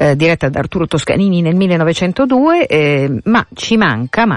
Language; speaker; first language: Italian; native; Italian